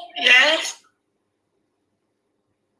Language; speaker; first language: English; non-native, learner; French